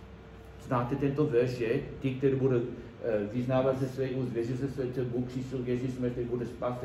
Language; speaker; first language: Czech; non-native, learner; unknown